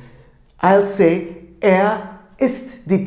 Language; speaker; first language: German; non-native, fluent; Turkish